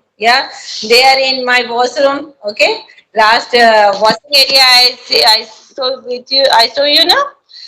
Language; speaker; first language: English; non-native, learner; Hindi